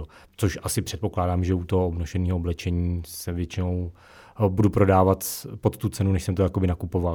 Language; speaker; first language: Czech; native; Czech